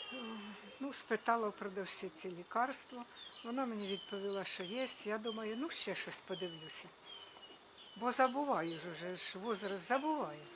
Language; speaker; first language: Ukrainian; native; Ukrainian